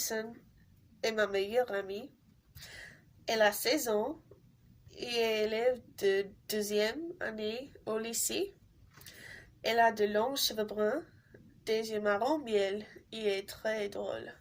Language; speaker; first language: French; non-native, learner; English